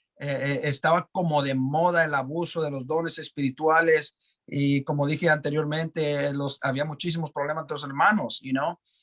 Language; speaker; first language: Spanish; early bilingual, heritage; English